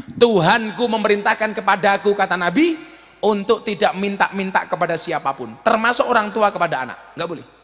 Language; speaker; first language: Indonesian; native; Indonesian